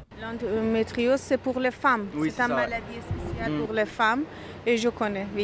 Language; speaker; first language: French; non-native, learner; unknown